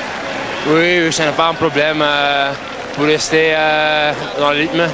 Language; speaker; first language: French; non-native, learner; Dutch